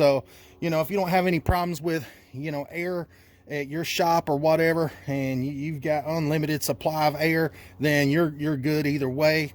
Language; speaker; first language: English; native; English